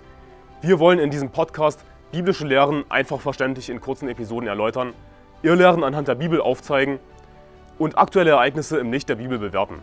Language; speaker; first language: German; native; German